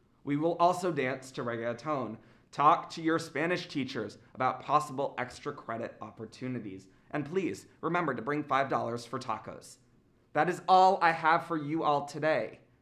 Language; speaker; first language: English; native; English